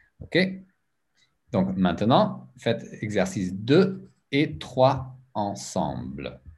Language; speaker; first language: French; non-native, fluent; English